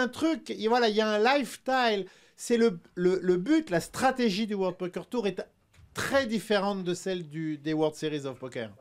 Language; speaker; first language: French; native; French